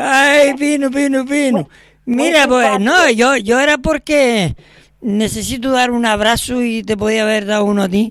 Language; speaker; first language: Spanish; native; Spanish